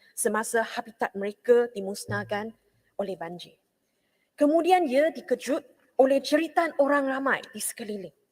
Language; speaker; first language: Malay; non-native, local second language; Chinese